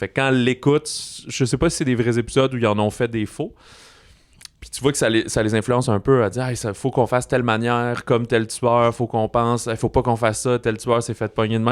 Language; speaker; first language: French; native; French